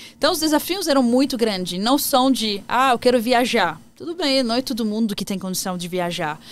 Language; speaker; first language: Portuguese; non-native, fluent; Arabic